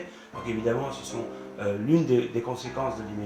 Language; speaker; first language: French; native; French